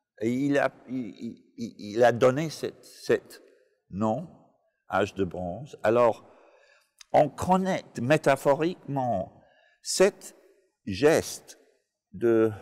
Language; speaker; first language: French; non-native, fluent; English